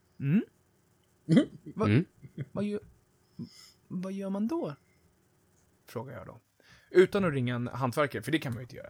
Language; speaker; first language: Swedish; native; Swedish